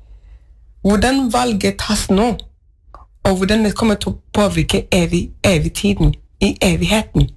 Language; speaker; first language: Norwegian; non-native, fluent; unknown